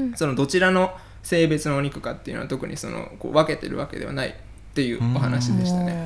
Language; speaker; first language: Japanese; native; Japanese